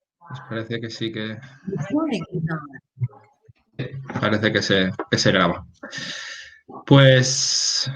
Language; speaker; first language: Spanish; native; Spanish